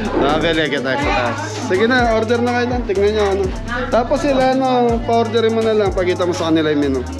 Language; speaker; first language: Filipino; non-native, local second language; Pampanga